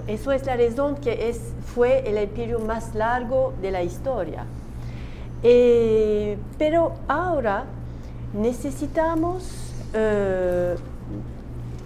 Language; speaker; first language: Spanish; non-native, learner; Turkish